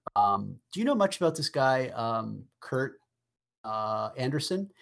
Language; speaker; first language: English; native; English